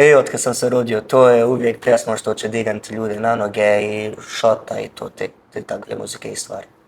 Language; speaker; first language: Bosnian; early bilingual, heritage; Bosnian